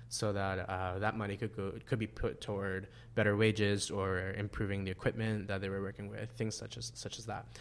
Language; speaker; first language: English; non-native, fluent; Spanish